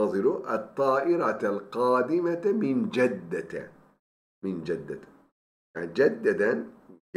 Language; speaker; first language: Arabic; non-native, fluent; Turkish